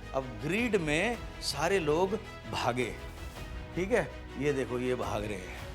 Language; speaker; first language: Hindi; native; Hindi